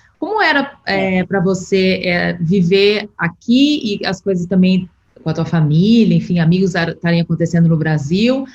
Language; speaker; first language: Portuguese; native; Portuguese